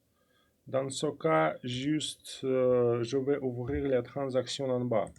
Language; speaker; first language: French; non-native, fluent; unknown